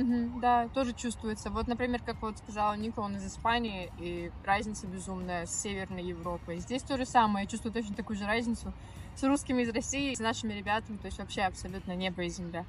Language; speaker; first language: Russian; native; Russian